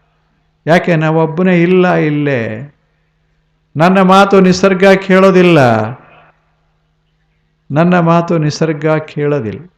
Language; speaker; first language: Kannada; native; Kannada